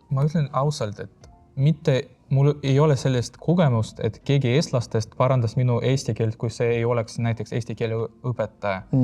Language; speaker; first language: Estonian; non-native, local second language; Russian